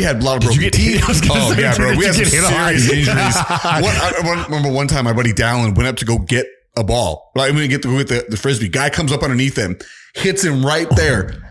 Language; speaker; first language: English; native; English